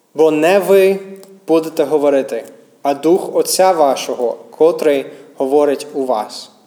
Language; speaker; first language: Ukrainian; non-native, fluent; English